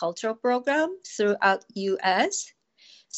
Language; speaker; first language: English; non-native, fluent; Japanese